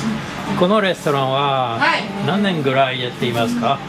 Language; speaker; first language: Japanese; non-native, learner; French